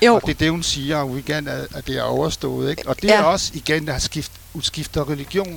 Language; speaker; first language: Danish; non-native, fluent; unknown